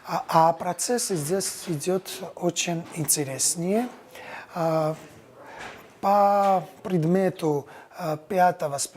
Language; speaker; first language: Russian; non-native, fluent; Georgian